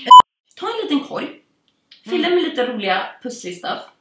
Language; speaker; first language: Swedish; native; Swedish